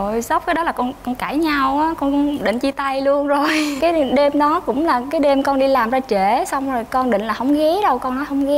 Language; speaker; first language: Vietnamese; native; Vietnamese